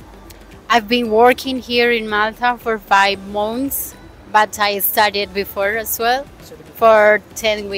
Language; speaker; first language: English; non-native, learner; Spanish